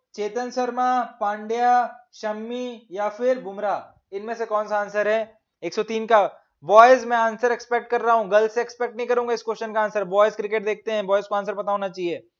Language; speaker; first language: Hindi; native; Hindi